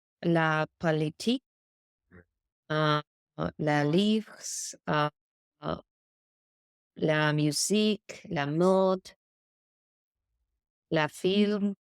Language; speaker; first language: French; non-native, learner; English